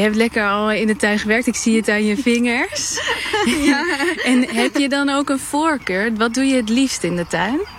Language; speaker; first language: Dutch; native; Dutch